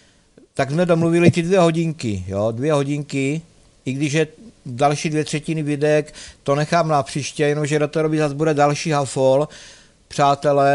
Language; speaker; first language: Czech; native; Czech